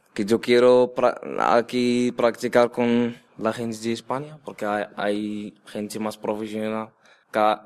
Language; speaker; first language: Spanish; non-native, fluent; Arabic